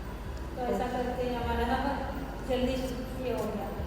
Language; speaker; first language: Hindi; non-native, local second language; Marathi